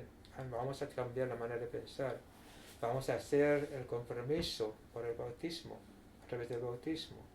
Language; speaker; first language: Spanish; non-native, fluent; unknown